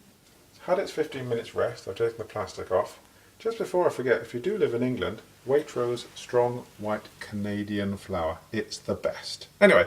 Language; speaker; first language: English; native; English